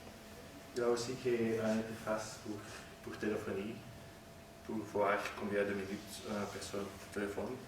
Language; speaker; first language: French; non-native, learner; Dutch